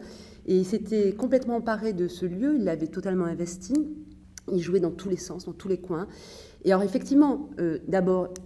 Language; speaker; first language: French; native; French